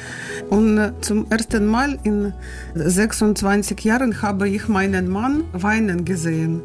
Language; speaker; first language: German; non-native, learner; Ukrainian